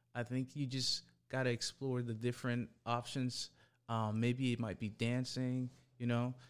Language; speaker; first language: English; early bilingual, other home language; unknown